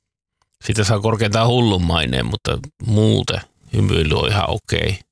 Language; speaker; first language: Finnish; native; Finnish